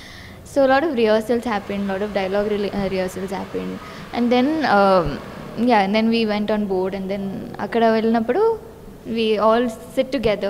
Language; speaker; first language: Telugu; non-native, learner; Tamil